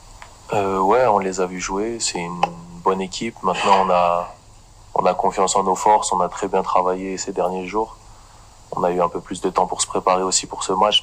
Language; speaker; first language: French; native; French